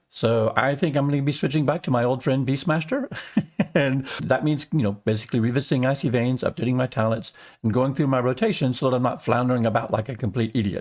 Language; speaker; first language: English; native; English